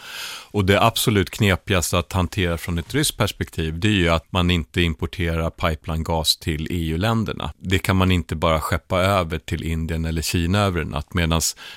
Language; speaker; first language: Swedish; native; Swedish